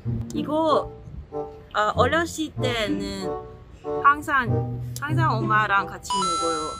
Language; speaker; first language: Korean; non-native, learner; Cantonese